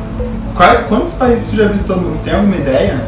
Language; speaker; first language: Portuguese; native; Portuguese